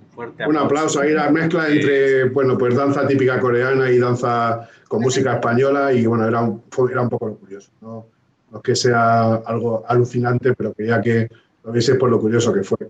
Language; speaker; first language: Spanish; native; Spanish